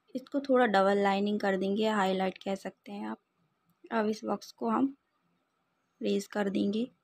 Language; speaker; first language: Hindi; native; Hindi